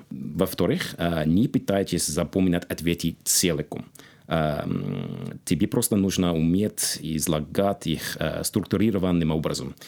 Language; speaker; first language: Russian; non-native, fluent; English